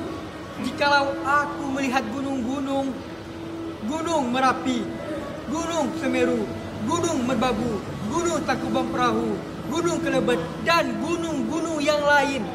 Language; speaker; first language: Indonesian; non-native, local second language; Minangkabau